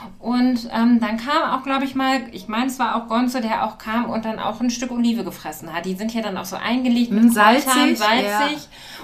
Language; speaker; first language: German; native; German